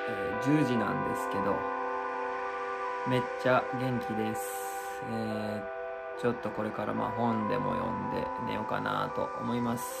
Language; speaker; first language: Japanese; native; Japanese